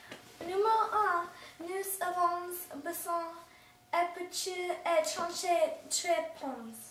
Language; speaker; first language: French; non-native, learner; English